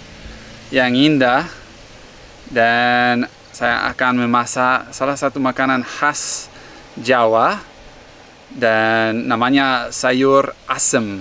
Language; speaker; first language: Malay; non-native, fluent; English